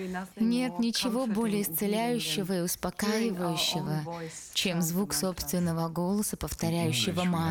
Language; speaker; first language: Russian; native; Russian